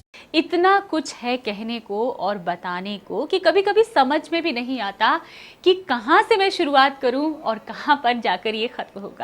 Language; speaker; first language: Hindi; native; Hindi